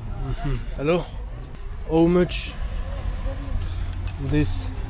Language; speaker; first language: English; non-native, learner; French